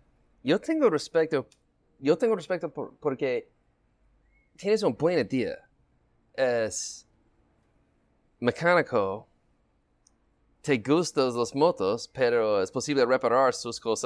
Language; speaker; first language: Spanish; non-native, learner; English